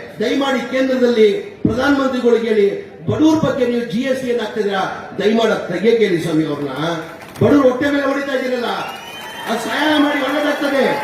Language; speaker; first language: Kannada; non-native, local second language; Urdu